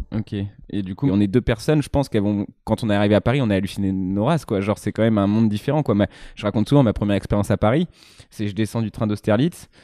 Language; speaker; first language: French; native; French